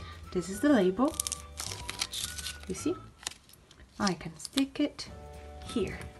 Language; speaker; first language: English; non-native, fluent; Italian